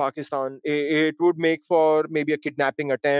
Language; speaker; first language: English; non-native, local second language; Hindi